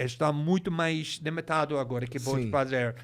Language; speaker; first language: Portuguese; non-native, fluent; English